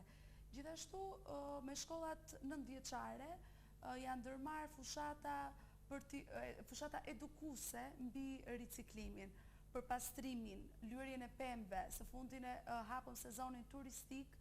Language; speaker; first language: Albanian; native; Albanian